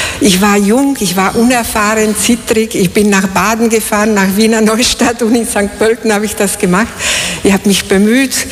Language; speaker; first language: German; non-native, fluent; Slovak